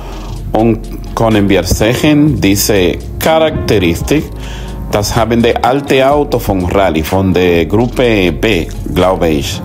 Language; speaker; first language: German; non-native, learner; Spanish